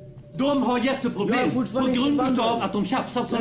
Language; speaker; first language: Swedish; non-native, fluent; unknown